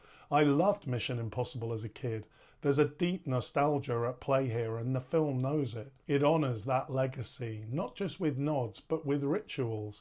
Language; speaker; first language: English; native; English